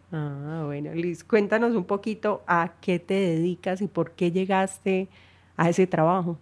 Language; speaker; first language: Spanish; native; Spanish